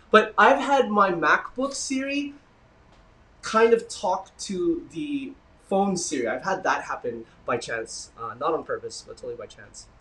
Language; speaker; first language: English; early bilingual, other home language; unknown